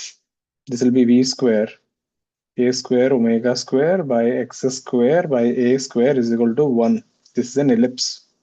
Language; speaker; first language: English; non-native, local second language; Hindi